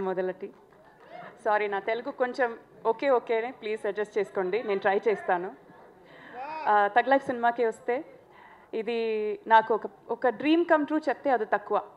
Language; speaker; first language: Telugu; non-native, local second language; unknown